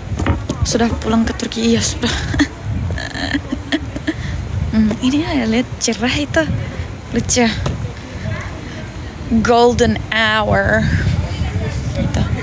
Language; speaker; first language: Indonesian; non-native, learner; Turkish